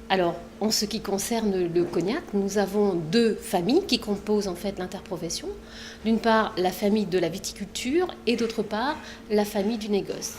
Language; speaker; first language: French; native; French